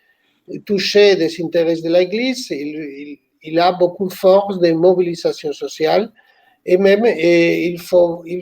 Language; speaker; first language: French; non-native, fluent; Spanish